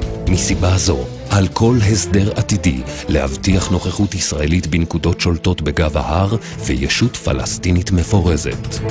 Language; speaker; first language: Hebrew; native; Hebrew